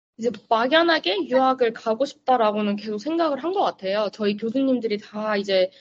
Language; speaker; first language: Korean; native; Korean